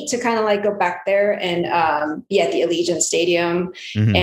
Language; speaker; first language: English; non-native, local second language; Filipino